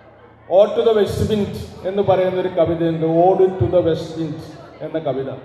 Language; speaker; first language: Malayalam; native; Malayalam